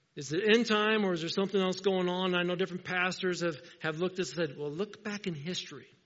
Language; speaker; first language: English; native; English